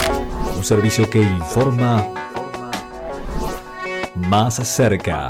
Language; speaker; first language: Spanish; native; Spanish